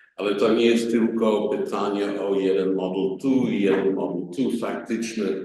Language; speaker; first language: Polish; non-native, learner; English